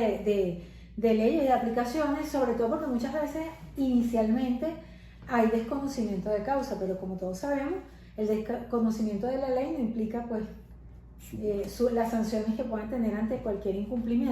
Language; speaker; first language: Spanish; native; Spanish